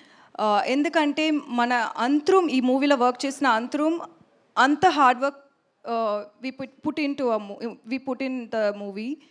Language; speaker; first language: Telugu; non-native, fluent; Tamil